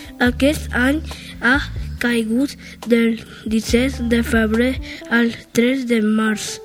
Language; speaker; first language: Catalan; early bilingual, other home language; Chinese